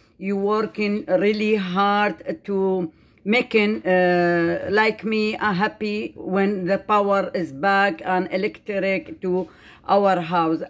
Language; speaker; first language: English; non-native, learner; Arabic